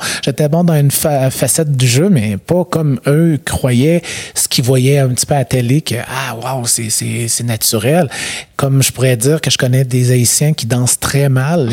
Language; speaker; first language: French; native; French